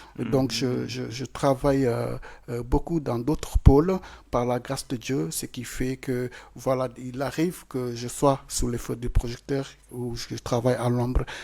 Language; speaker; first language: French; non-native, local second language; Wolof